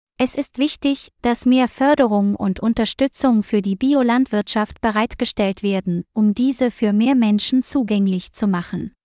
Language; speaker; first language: German; non-native, learner; Vietnamese